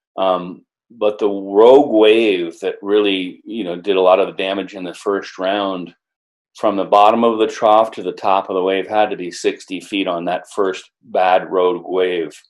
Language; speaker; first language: English; native; English